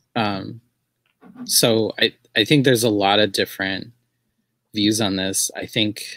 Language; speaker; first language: English; native; English